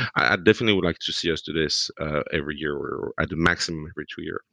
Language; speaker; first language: English; non-native, fluent; French